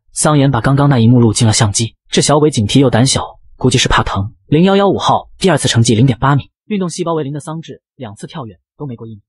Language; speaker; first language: Chinese; native; Chinese